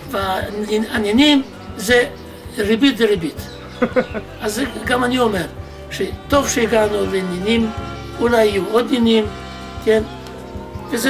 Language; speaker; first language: Hebrew; non-native, fluent; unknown